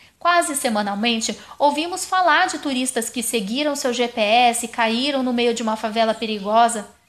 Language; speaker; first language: Portuguese; non-native, fluent; German